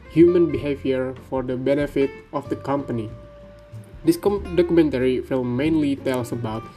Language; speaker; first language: English; non-native, learner; Indonesian